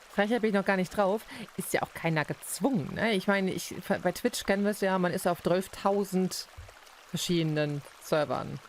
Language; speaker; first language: German; native; German